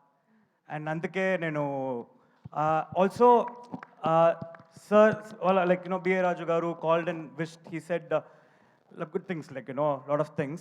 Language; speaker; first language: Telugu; non-native, learner; Tamil